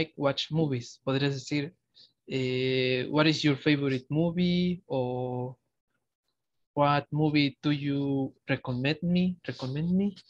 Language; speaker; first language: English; non-native, fluent; Spanish